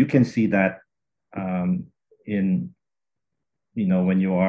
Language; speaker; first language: English; non-native, local second language; Min Nan Chinese